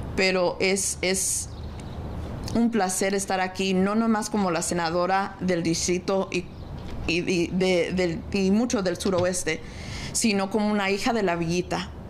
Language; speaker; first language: Spanish; early bilingual, heritage; Spanish